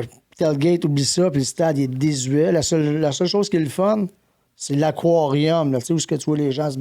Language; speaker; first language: French; native; French